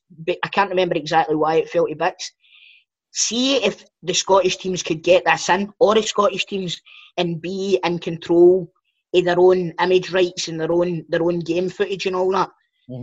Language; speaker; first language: English; native; English